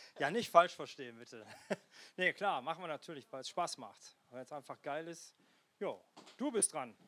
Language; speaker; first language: German; native; German